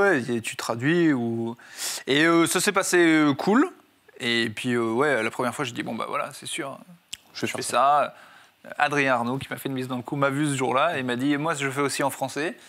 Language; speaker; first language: French; native; French